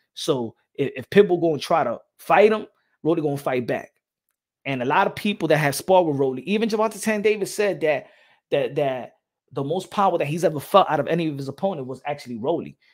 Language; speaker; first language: English; early bilingual, other home language; Spanish